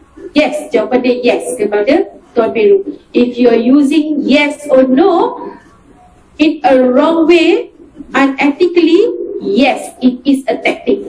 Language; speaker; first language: English; non-native, local second language; Malay